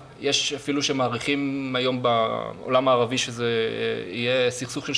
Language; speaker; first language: Hebrew; native; Hebrew